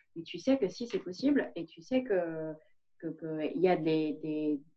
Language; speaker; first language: French; non-native, fluent; Vietnamese